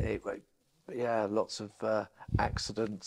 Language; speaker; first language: English; native; English